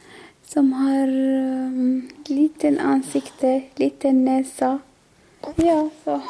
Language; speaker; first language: Swedish; non-native, learner; Arabic